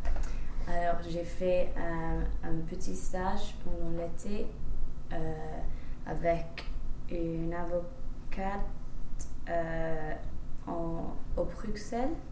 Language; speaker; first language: French; non-native, fluent; English